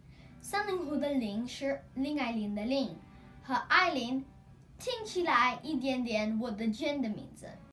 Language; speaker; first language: Chinese; non-native, learner; English